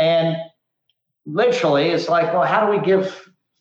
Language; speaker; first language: English; native; English